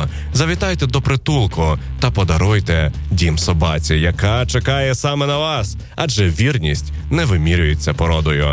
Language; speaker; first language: Ukrainian; native; Ukrainian